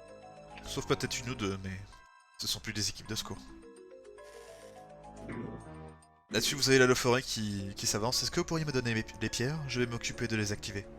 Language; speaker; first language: French; native; French